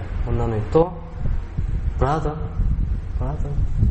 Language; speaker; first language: Japanese; non-native, learner; Korean